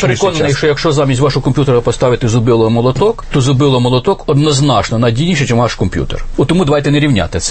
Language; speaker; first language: Ukrainian; native; Ukrainian